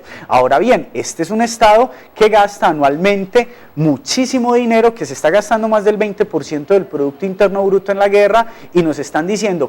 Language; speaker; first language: Spanish; native; Spanish